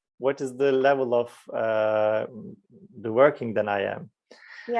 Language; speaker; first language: English; non-native, fluent; Turkish